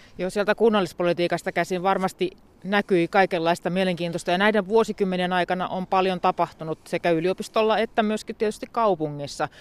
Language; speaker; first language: Finnish; native; Finnish